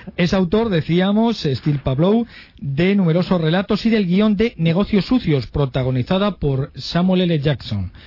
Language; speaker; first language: Spanish; native; Spanish